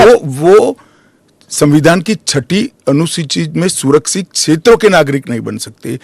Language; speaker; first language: Hindi; non-native, local second language; Gujarati